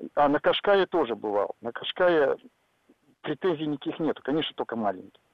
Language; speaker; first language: Russian; native; Russian